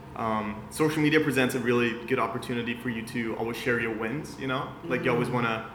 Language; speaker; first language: English; early bilingual, other home language; Persian